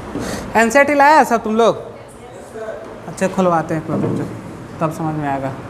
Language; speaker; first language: Hindi; native; Hindi